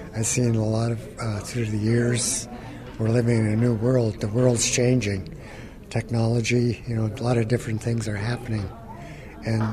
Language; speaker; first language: English; early bilingual, other home language; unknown